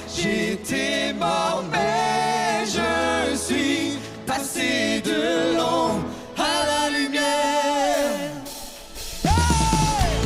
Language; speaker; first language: French; native; French